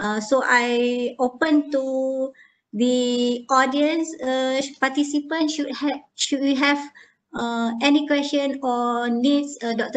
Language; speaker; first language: English; non-native, local second language; Malay